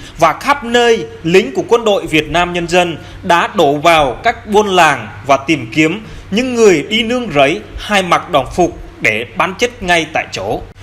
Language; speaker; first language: Vietnamese; non-native, local second language; Jarai